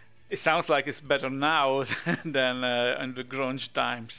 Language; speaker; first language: English; non-native, fluent; Italian